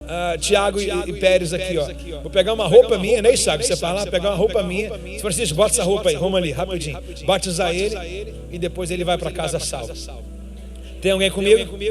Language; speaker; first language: Portuguese; native; Portuguese